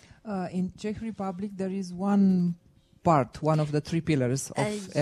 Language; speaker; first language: English; non-native, fluent; Romanian